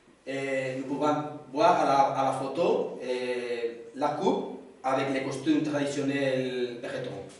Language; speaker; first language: French; non-native, learner; Spanish